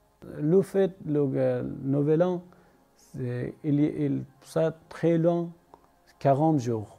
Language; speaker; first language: French; non-native, learner; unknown